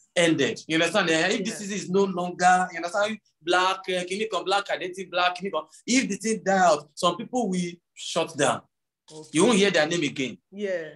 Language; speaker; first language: English; non-native, local second language; Yoruba